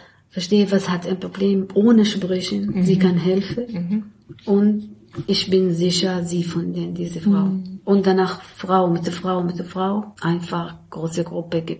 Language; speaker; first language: German; non-native, learner; Arabic